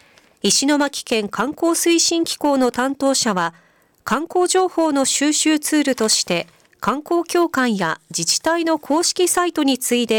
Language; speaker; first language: Japanese; native; Japanese